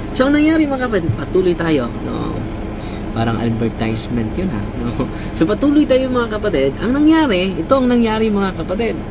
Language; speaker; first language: Filipino; non-native, local second language; Cebuano